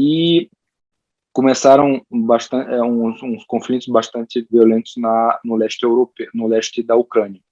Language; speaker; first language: Portuguese; early bilingual, heritage; Portuguese